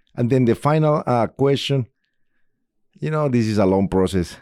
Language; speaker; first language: English; non-native, fluent; Spanish